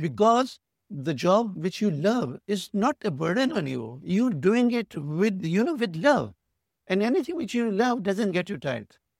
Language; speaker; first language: English; non-native, local second language; Urdu